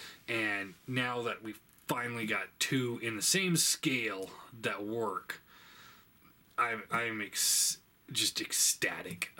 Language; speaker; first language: English; native; English